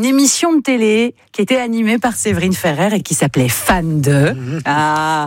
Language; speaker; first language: French; native; French